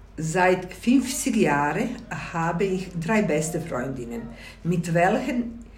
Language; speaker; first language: German; non-native, fluent; Bosnian